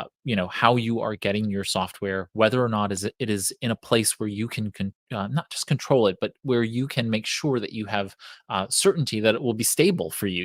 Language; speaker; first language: English; native; English